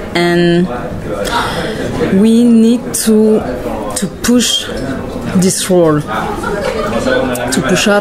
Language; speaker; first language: English; non-native, learner; French